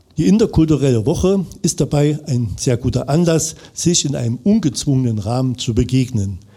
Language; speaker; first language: German; native; German